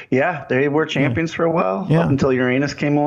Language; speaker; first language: English; native; English